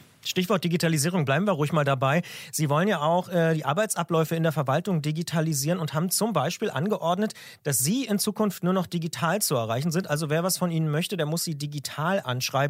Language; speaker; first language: German; native; German